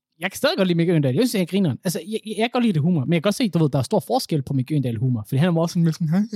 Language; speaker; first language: Danish; early bilingual, other home language; Somali